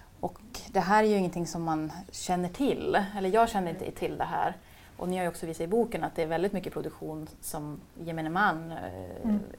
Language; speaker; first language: Swedish; native; Swedish